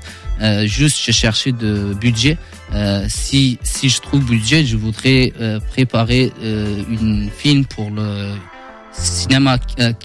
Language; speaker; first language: French; non-native, learner; Kurdish